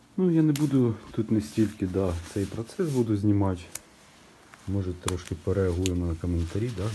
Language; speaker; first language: Ukrainian; non-native, local second language; Russian